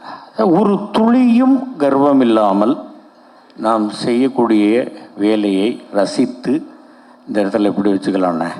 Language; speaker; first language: Tamil; native; Tamil